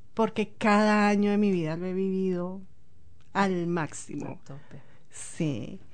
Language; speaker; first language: Spanish; native; Spanish